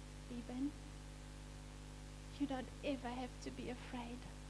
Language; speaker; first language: English; non-native, local second language; Afrikaans